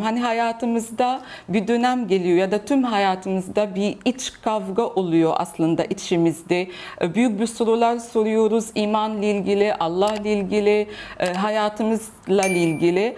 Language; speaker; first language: Turkish; non-native, fluent; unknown